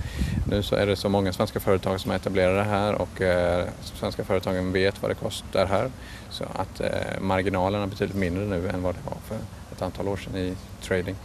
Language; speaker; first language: Swedish; native; Swedish